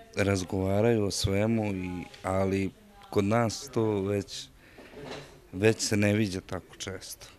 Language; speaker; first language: Serbian; native; Serbian